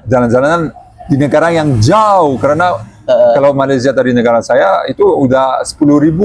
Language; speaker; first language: Indonesian; non-native, learner; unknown